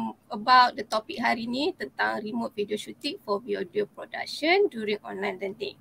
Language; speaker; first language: English; non-native, local second language; Malay